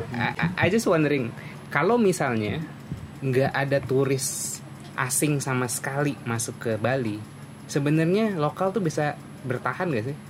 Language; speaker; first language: English; non-native, learner; Indonesian